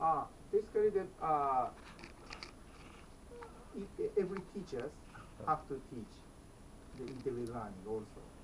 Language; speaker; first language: English; non-native, fluent; Japanese